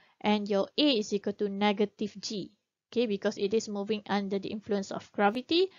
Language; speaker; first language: English; non-native, local second language; Malay